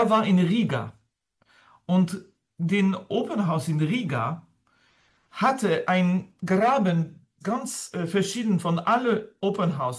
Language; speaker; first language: German; non-native, fluent; French